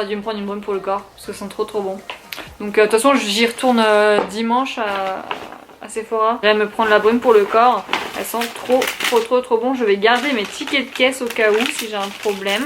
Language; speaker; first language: French; native; French